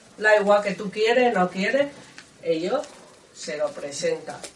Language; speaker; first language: Spanish; non-native, learner; Chinese